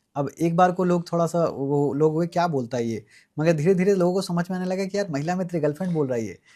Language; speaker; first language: Hindi; native; Hindi